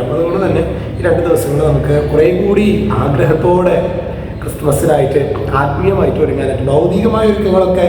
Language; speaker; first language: Malayalam; native; Malayalam